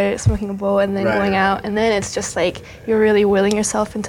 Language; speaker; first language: English; early bilingual, other home language; Spanish